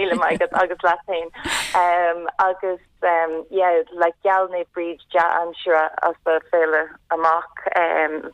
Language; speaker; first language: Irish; non-native, local second language; English